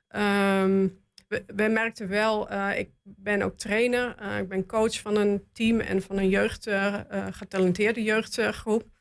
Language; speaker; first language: Dutch; native; Dutch